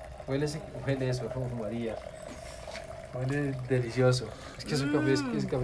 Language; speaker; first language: Spanish; native; Spanish